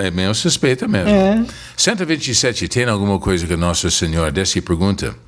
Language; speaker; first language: Portuguese; non-native, fluent; English